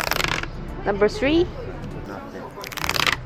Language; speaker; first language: English; non-native, learner; Korean